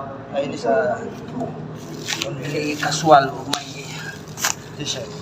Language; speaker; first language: English; non-native, learner; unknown